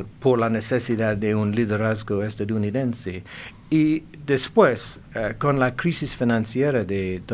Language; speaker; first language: Spanish; non-native, fluent; English